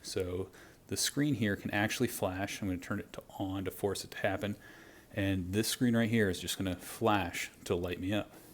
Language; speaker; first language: English; native; English